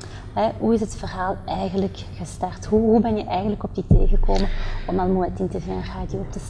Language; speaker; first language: Dutch; native; Dutch